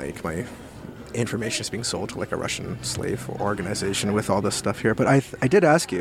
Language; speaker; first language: English; native; English